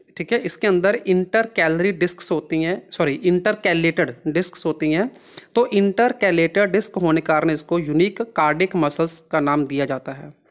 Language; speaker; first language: Hindi; non-native, local second language; Punjabi